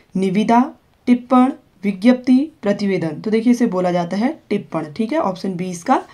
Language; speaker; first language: Hindi; native; Hindi